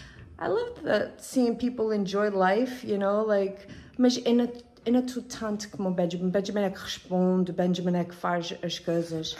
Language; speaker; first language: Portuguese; early bilingual, heritage; Portuguese